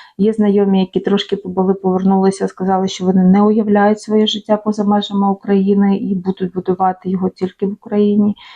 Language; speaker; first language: Ukrainian; native; Ukrainian